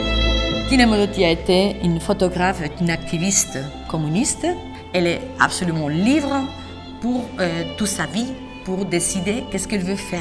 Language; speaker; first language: French; non-native, fluent; Spanish